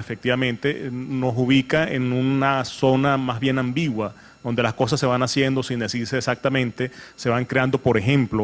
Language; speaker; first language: Spanish; native; Spanish